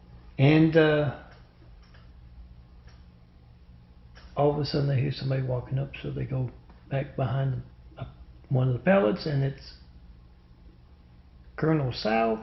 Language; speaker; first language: English; native; English